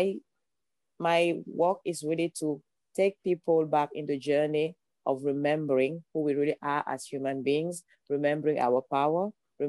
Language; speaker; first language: English; non-native, local second language; French